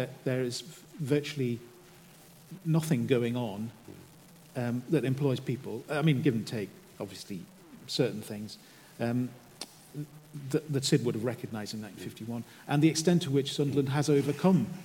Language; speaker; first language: English; native; English